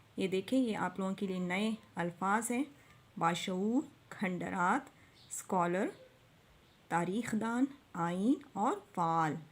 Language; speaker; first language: Urdu; non-native, local second language; Pashto